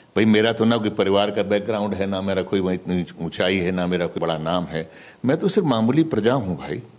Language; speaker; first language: Hindi; native; Hindi